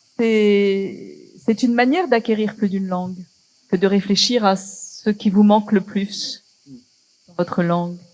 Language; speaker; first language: French; native; French